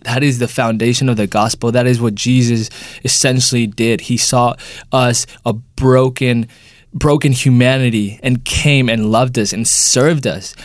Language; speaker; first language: English; early bilingual, other home language; Spanish